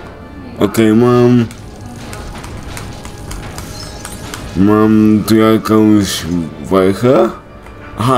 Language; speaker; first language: Polish; native; Polish